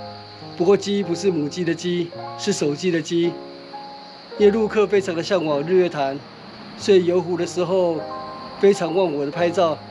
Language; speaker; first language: Chinese; native; Chinese